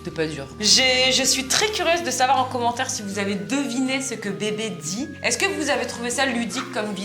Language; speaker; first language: French; native; French